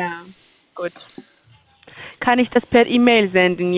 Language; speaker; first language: German; non-native, learner; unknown